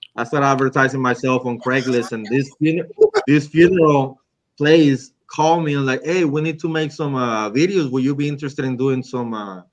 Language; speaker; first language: English; non-native, fluent; Spanish